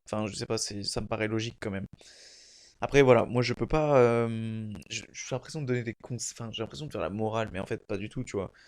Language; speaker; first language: French; native; French